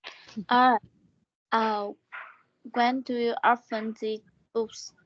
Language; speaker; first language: English; non-native, learner; Vietnamese